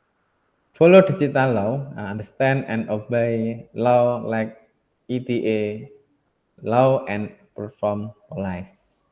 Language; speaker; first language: English; non-native, learner; Indonesian